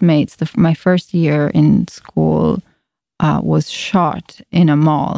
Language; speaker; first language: English; non-native, fluent; Italian